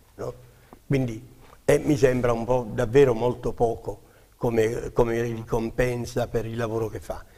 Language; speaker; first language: Italian; native; Italian